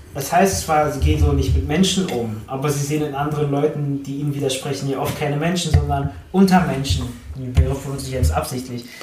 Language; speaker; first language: German; early bilingual, other home language; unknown